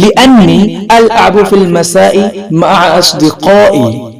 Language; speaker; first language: Arabic; non-native, fluent; Urdu